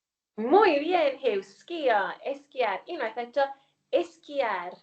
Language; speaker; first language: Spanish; non-native, fluent; Welsh